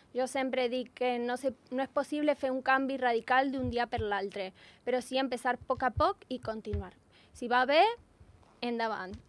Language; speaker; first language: Catalan; non-native, learner; Spanish